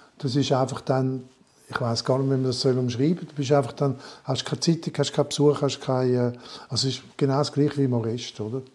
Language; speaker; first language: German; non-native, local second language; French